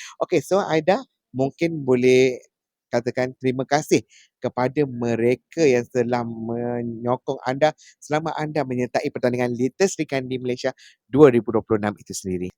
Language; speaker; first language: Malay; native; Malay